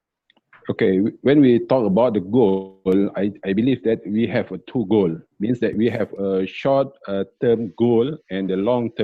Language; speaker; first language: English; non-native, learner; Malay